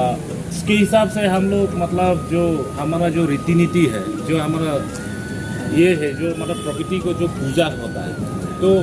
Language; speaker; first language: Hindi; non-native, local second language; Karbi